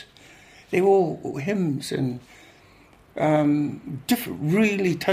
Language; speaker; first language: English; native; English